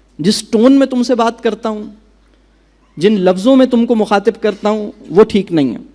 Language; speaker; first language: Urdu; native; Urdu